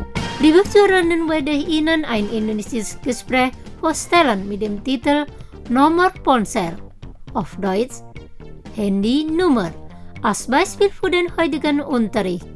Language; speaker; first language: German; non-native, fluent; Indonesian